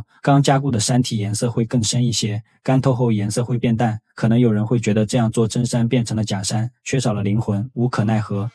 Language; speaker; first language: Chinese; native; Chinese